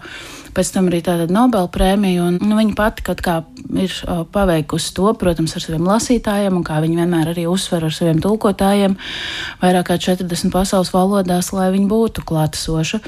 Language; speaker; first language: Latvian; native; Latvian